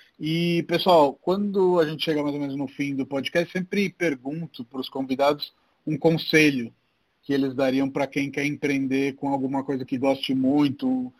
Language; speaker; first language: Portuguese; non-native, fluent; Italian